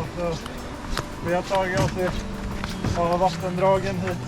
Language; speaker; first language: Swedish; native; Swedish